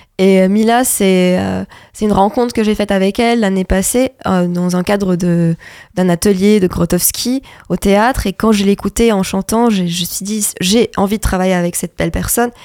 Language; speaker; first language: French; non-native, local second language; Arabic